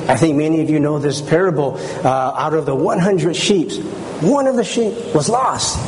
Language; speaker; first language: English; early bilingual, other home language; Chinese